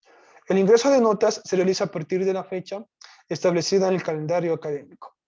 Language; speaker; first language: Spanish; native; Spanish